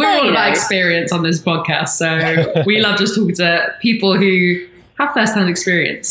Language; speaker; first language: English; native; English